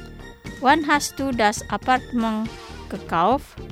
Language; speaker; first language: German; non-native, fluent; Indonesian